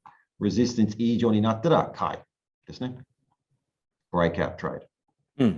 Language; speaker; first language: Japanese; non-native, learner; English